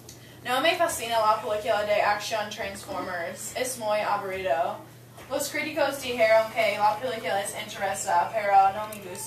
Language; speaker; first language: Spanish; non-native, learner; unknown